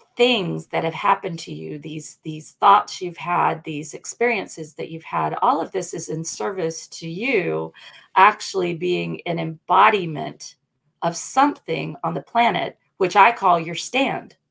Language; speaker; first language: English; native; English